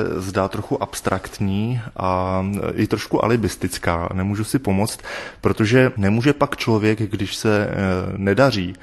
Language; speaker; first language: Czech; native; Czech